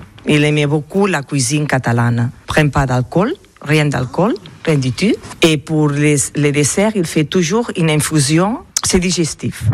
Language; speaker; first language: French; non-native, learner; Catalan